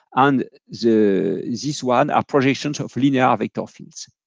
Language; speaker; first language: English; non-native, fluent; French